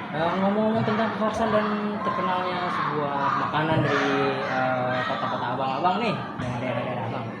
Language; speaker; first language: Indonesian; native; Indonesian